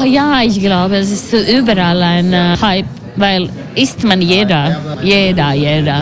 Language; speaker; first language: German; non-native, learner; Latvian